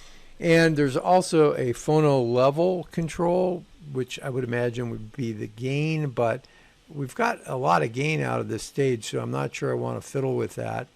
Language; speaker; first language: English; native; English